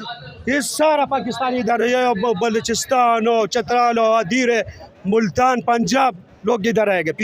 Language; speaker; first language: Hindi; non-native, local second language; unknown